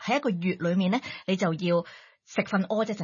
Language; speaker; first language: Cantonese; native; Cantonese